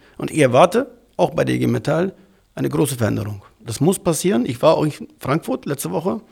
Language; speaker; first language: German; early bilingual, other home language; Turkish